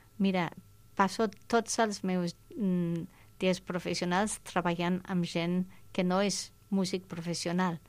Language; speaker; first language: Catalan; non-native, fluent; English